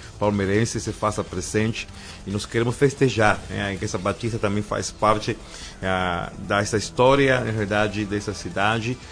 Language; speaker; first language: Portuguese; non-native, fluent; Spanish